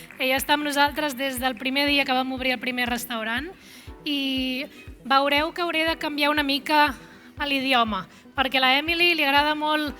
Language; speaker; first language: Catalan; early bilingual, other home language; Arabic